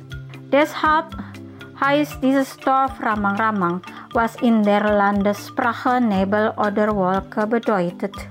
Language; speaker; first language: German; non-native, fluent; Indonesian